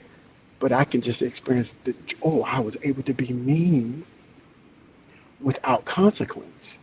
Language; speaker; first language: English; native; English